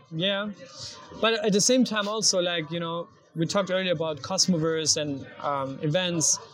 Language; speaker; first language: English; non-native, fluent; German